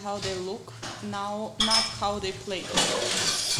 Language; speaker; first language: English; non-native, fluent; Russian